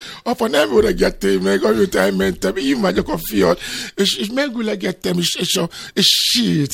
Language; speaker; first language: Hungarian; non-native, learner; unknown